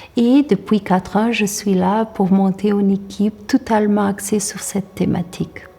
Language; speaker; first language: French; non-native, fluent; Portuguese